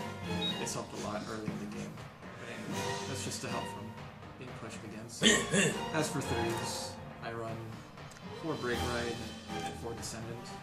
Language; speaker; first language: English; native; English